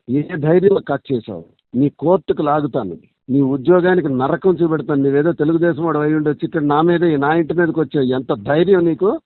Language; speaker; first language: Telugu; native; Telugu